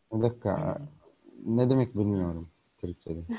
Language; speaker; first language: Turkish; non-native, learner; Arabic